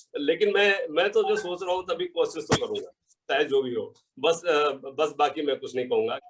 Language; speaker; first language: Hindi; native; Hindi